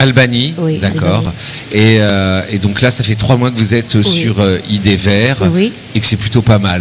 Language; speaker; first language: French; native; French